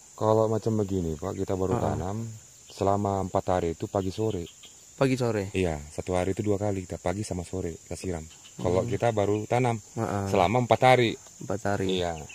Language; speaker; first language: Indonesian; native; Indonesian